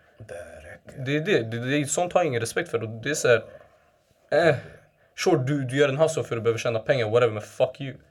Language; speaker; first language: Swedish; early bilingual, other home language; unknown